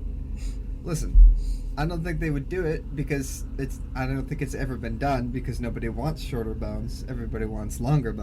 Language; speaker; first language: English; native; English